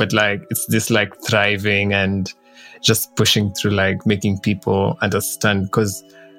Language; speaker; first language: English; non-native, local second language; Kikuyu